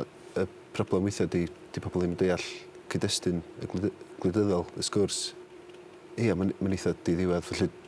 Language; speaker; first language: Welsh; native; Welsh